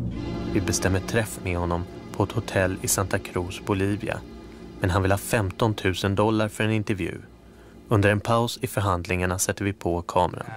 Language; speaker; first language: Swedish; native; Swedish